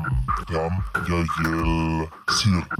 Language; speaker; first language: Russian; non-native, learner; German